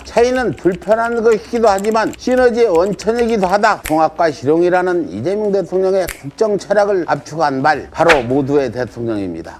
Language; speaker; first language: Korean; native; Korean